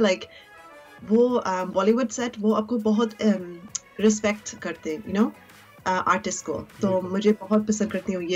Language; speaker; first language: Hindi; early bilingual, heritage; Urdu